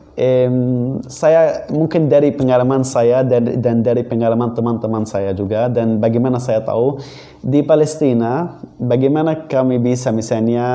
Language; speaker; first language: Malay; non-native, fluent; Arabic